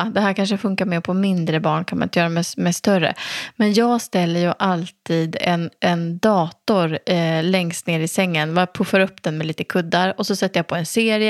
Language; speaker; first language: Swedish; native; Swedish